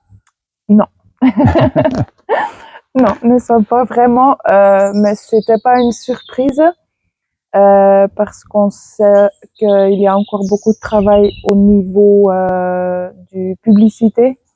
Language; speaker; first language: French; non-native, fluent; Dutch